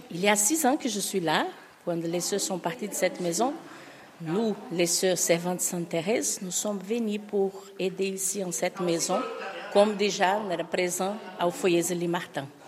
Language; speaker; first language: French; non-native, fluent; Portuguese